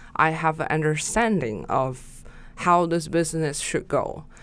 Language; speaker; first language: English; non-native, fluent; Chinese